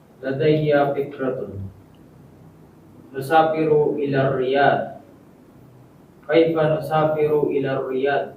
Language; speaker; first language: Arabic; non-native, learner; Filipino